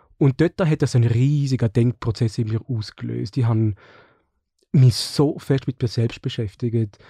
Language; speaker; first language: German; early bilingual, other home language; Serbian